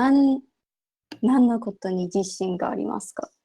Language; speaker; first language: Japanese; non-native, learner; English